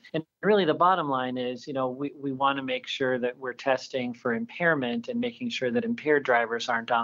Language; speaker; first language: English; native; English